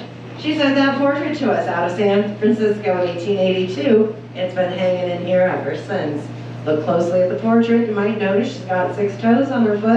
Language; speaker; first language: English; native; English